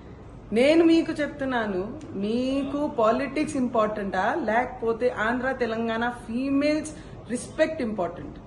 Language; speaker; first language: Telugu; non-native, fluent; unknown